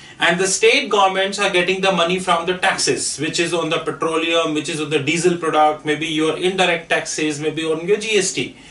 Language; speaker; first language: English; non-native, local second language; Hindi